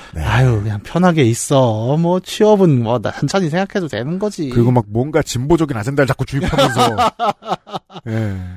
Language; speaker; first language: Korean; native; Korean